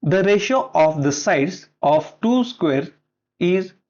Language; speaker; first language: English; non-native, local second language; Marathi